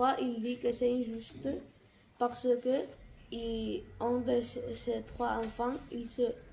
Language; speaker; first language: French; non-native, learner; Catalan